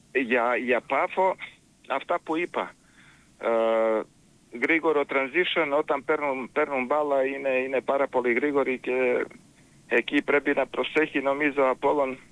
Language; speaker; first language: Greek; non-native, fluent; Serbian